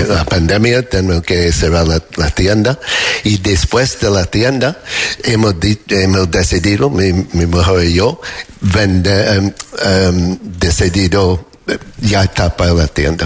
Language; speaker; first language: Spanish; non-native, learner; English